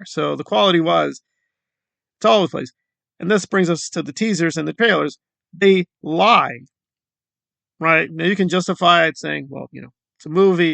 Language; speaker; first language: English; native; English